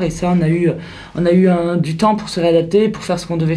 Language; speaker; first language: French; native; French